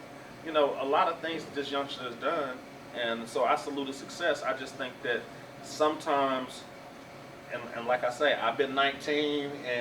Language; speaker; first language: English; native; English